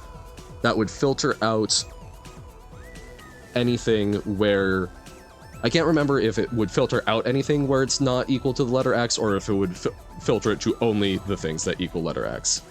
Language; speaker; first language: English; native; English